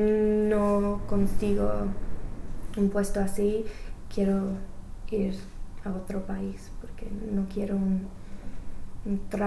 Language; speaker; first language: Spanish; non-native, learner; English